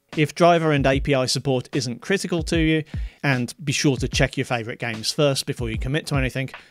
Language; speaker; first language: English; native; English